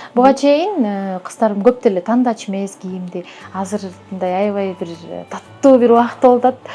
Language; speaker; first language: Kyrgyz; native; Kyrgyz